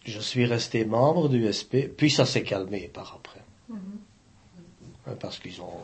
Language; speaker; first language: French; native; French